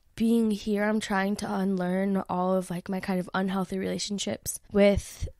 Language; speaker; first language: English; native; English